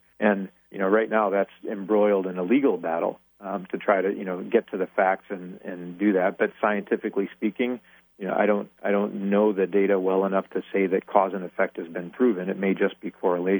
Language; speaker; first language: English; native; English